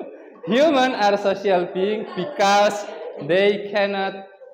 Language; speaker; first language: English; non-native, learner; Indonesian